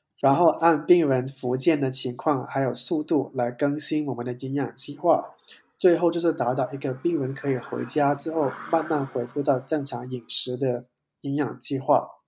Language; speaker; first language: Chinese; non-native, local second language; Cantonese